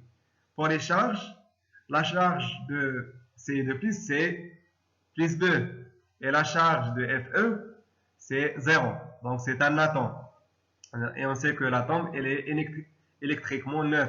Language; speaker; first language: French; non-native, local second language; Arabic